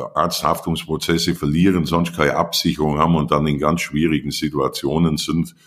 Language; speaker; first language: German; native; German